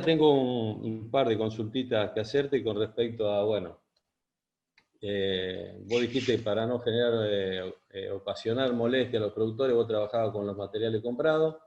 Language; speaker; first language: Spanish; native; Spanish